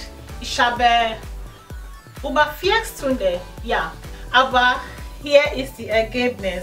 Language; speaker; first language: German; non-native, learner; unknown